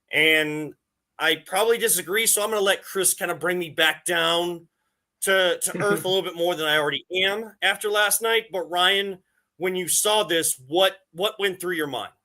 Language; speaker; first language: English; native; English